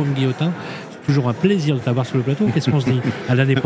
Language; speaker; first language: French; native; French